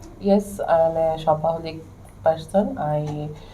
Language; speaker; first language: English; non-native, learner; Bangla